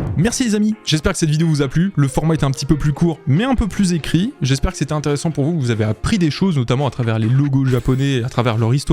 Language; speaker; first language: French; native; French